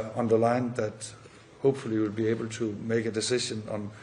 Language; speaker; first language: English; non-native, fluent; Danish